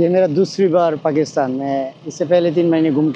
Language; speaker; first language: Hindi; non-native, learner; Bangla